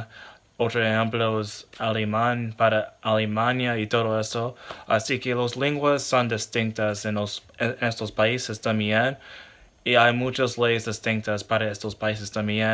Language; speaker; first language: Spanish; non-native, learner; English